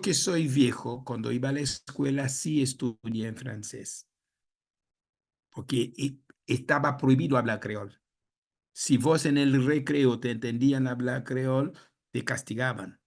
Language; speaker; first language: Spanish; non-native, fluent; Haitian Creole